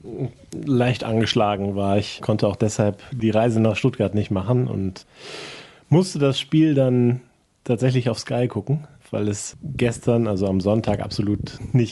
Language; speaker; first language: German; native; German